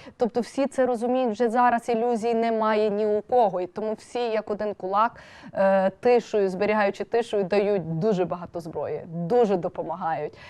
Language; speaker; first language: Ukrainian; native; Ukrainian